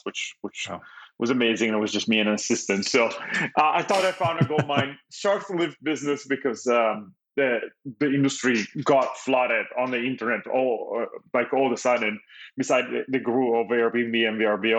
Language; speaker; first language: English; non-native, fluent; Italian